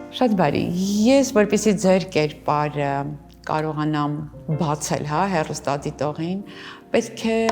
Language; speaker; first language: Armenian; native; Armenian